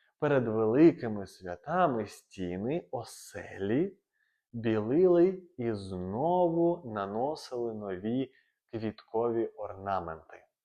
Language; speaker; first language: Ukrainian; native; Ukrainian